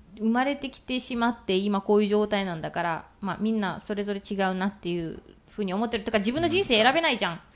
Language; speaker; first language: Japanese; early bilingual, other home language; Russian